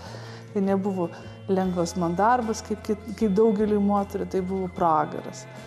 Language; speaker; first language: Lithuanian; native; Lithuanian